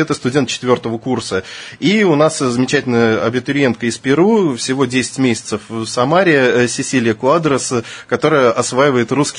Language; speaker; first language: Russian; native; Russian